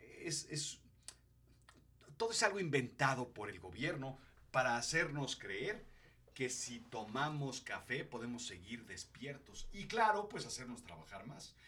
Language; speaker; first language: Spanish; native; Spanish